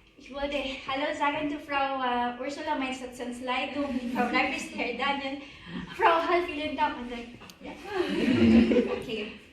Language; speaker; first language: German; non-native, learner; Filipino